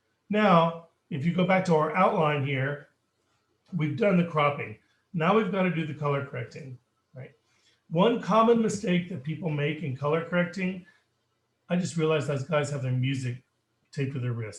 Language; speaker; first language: English; native; English